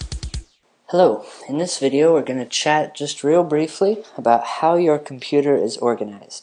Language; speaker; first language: English; native; English